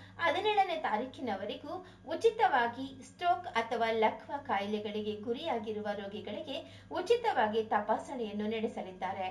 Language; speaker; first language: Kannada; native; Kannada